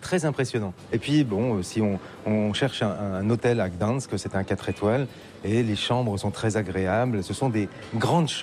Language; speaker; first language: French; native; French